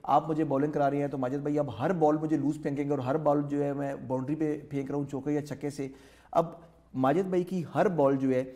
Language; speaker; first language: Urdu; native; Urdu